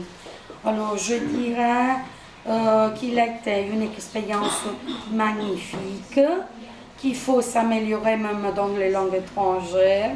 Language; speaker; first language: French; non-native, fluent; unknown